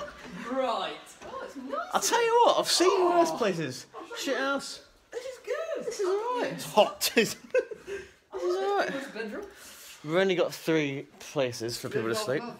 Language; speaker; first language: English; native; English